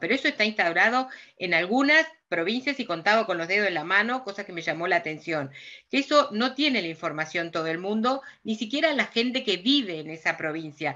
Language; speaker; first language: Spanish; native; Spanish